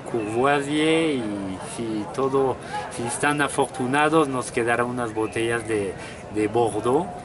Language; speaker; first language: Spanish; non-native, fluent; French